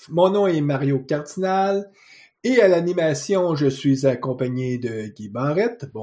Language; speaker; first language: French; native; French